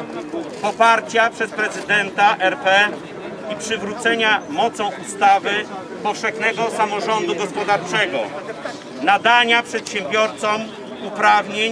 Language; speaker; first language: Polish; native; Polish